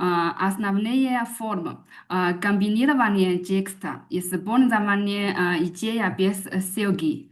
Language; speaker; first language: Russian; non-native, learner; Chinese